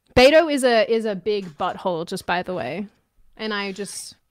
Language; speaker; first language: English; native; English